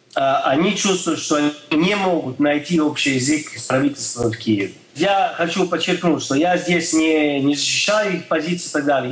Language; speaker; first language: Russian; non-native, fluent; English